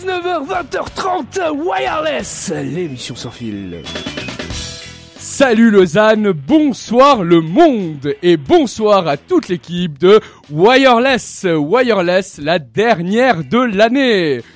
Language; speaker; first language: French; native; French